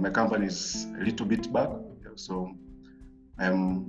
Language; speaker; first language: English; non-native, local second language; Swahili